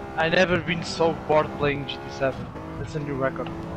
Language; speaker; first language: English; non-native, fluent; Portuguese